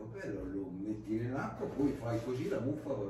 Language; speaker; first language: Italian; native; Italian